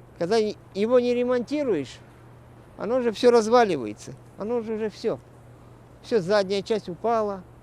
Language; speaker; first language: Russian; non-native, local second language; Crimean Tatar